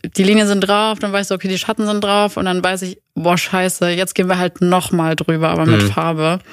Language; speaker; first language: German; native; German